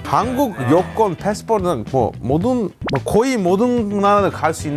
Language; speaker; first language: Korean; non-native, fluent; Turkish